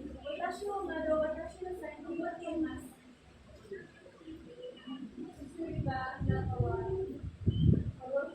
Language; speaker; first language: Japanese; non-native, learner; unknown